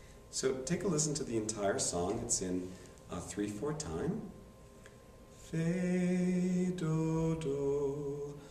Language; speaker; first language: English; native; English